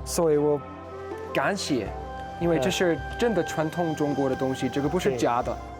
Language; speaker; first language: Chinese; non-native, learner; English